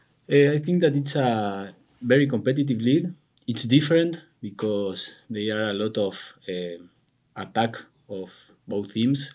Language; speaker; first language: English; non-native, learner; Spanish